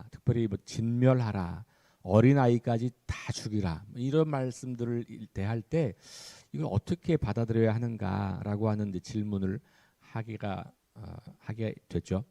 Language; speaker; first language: Korean; native; Korean